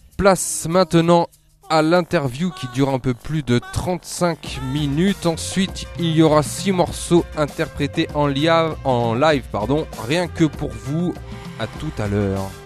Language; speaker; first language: French; native; French